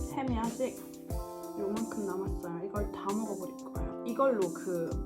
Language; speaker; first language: Korean; early bilingual, heritage; Korean